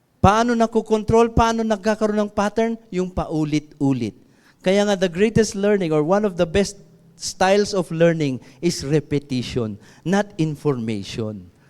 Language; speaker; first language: Filipino; non-native, local second language; Iloko